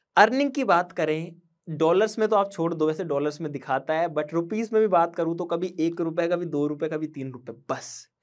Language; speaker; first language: Hindi; native; Hindi